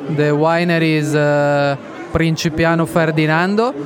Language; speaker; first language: English; non-native, fluent; Italian